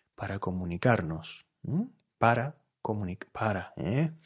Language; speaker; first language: Spanish; native; Spanish